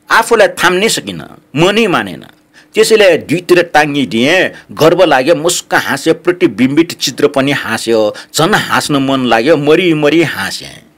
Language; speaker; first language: Nepali; native; Nepali